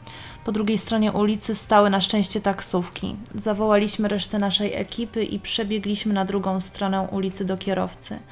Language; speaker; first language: Polish; native; Polish